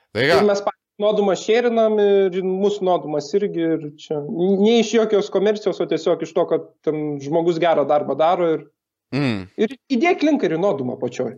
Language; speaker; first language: Lithuanian; native; Lithuanian